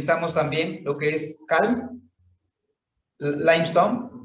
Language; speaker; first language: Spanish; non-native, local second language; Zapotec